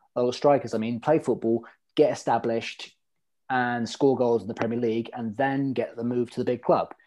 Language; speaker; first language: English; early bilingual, other home language; Norwegian